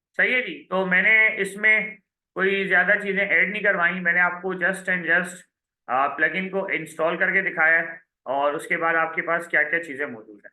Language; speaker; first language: Urdu; native; Urdu